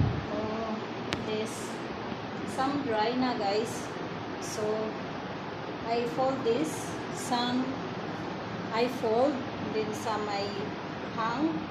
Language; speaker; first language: English; non-native, learner; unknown